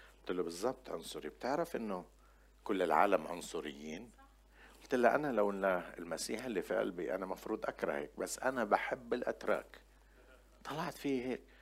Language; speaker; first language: Arabic; non-native, local second language; Armenian